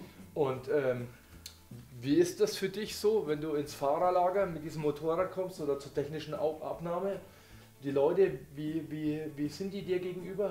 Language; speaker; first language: German; native; German